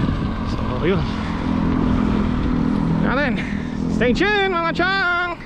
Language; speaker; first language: Filipino; native; Filipino